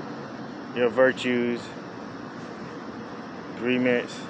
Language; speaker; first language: English; native; English